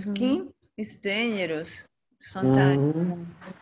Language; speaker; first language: English; non-native, learner; Spanish